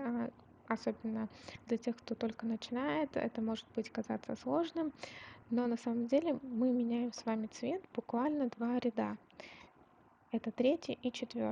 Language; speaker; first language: Russian; native; Russian